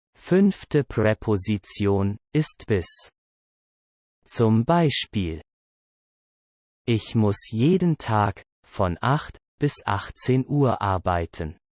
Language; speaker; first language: German; non-native, learner; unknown